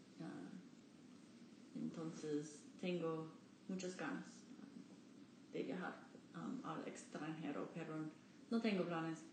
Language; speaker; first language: Spanish; non-native, learner; English